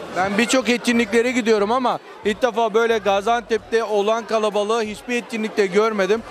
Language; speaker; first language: Turkish; native; Turkish